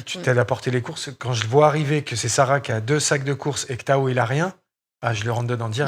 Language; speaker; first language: French; native; French